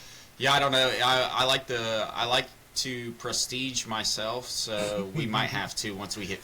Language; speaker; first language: English; native; English